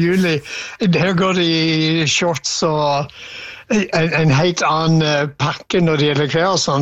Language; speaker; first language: Norwegian; non-native, fluent; English